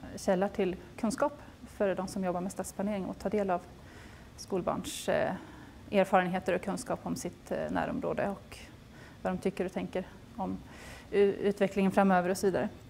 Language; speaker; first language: Swedish; native; Swedish